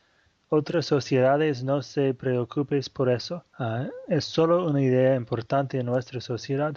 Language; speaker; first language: Spanish; non-native, fluent; Portuguese